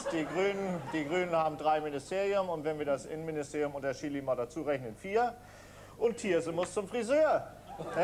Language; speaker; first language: German; native; German